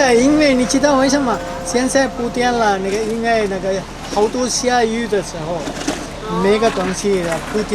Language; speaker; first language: Chinese; non-native, local second language; Sinhala